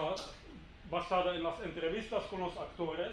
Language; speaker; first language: Spanish; non-native, fluent; Czech